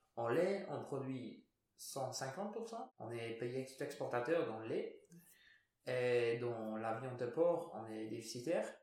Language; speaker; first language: French; non-native, local second language; Luxembourgish